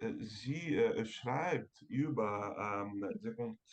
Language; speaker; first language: German; non-native, fluent; Portuguese